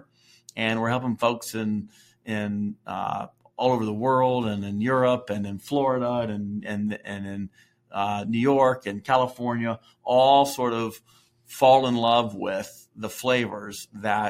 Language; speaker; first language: English; native; English